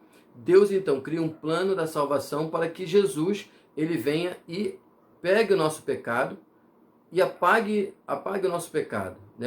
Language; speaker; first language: Portuguese; native; Portuguese